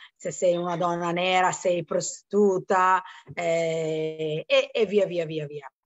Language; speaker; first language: Italian; non-native, fluent; Somali